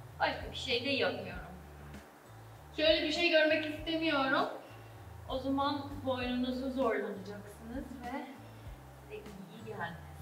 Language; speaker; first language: Turkish; non-native, fluent; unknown